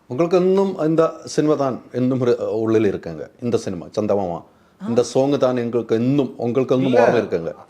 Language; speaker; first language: Tamil; non-native, learner; Malayalam